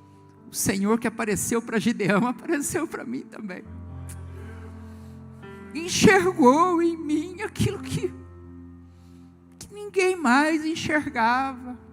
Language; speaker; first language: Portuguese; native; Portuguese